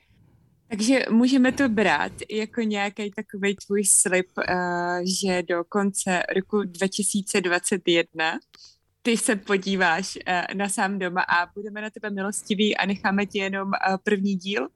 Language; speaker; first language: Czech; native; Czech